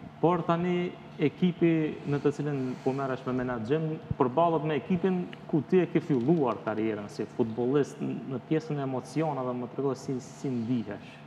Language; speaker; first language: Albanian; native; Albanian